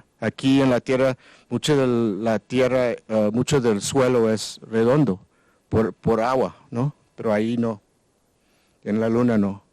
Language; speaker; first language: Spanish; non-native, learner; English